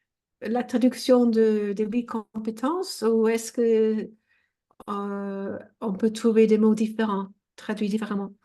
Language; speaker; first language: French; non-native, fluent; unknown